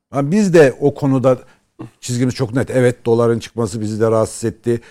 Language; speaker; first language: Turkish; native; Turkish